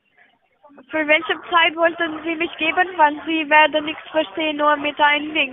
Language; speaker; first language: German; non-native, learner; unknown